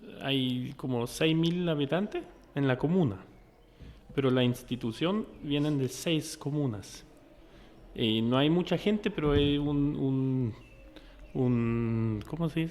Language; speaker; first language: Spanish; non-native, fluent; Norwegian